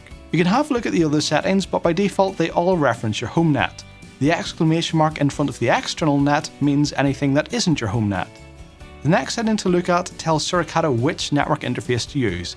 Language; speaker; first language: English; native; English